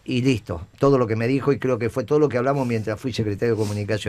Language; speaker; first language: Spanish; native; Spanish